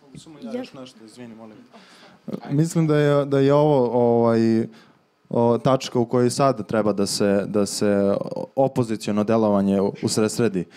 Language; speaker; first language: Serbian; native; Serbian